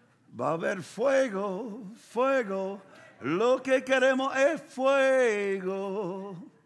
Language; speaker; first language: Spanish; non-native, fluent; English